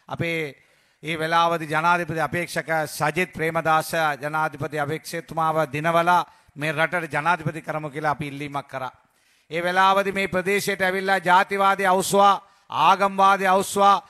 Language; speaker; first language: Sinhala; non-native, local second language; Tamil